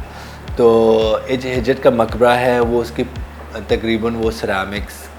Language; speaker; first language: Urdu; early bilingual, heritage; Urdu